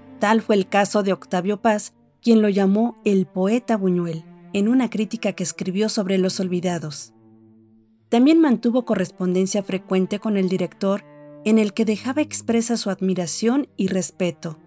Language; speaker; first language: Spanish; native; Spanish